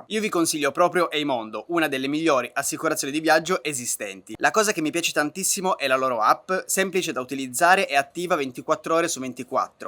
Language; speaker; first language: Italian; native; Italian